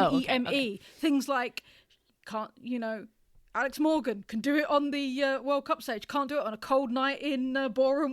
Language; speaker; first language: English; native; English